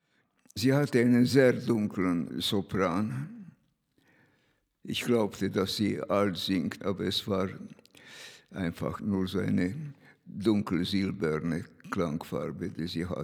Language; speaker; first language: German; non-native, fluent; Hungarian